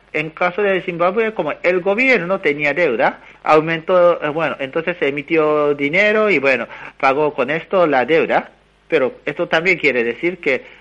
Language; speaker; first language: Spanish; non-native, fluent; Japanese